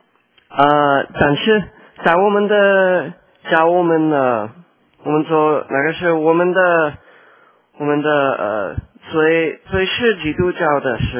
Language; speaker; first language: Chinese; non-native, learner; English